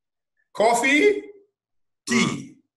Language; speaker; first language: Japanese; non-native, learner; English